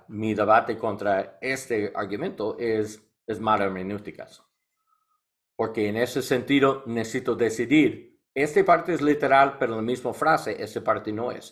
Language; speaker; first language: Spanish; non-native, learner; English